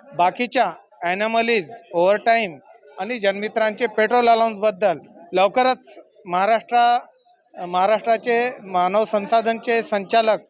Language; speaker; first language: Marathi; native; Marathi